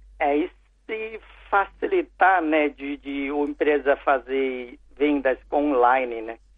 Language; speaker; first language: Portuguese; non-native, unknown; Chinese